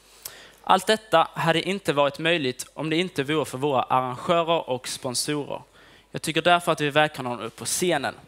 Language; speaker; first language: Swedish; native; Swedish